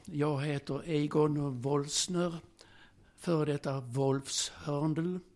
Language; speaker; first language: Swedish; early bilingual, other home language; Slovak